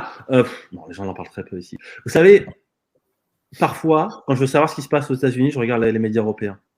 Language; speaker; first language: French; native; French